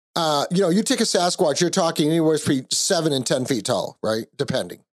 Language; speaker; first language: English; native; English